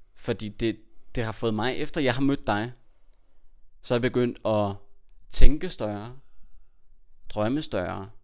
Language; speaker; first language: Danish; native; Danish